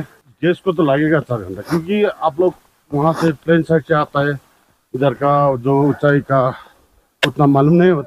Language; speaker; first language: Hindi; non-native, local second language; Nepali